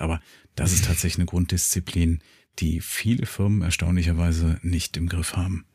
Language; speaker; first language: German; native; German